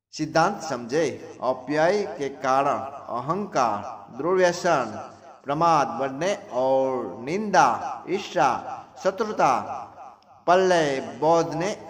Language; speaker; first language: Hindi; non-native, local second language; Gujarati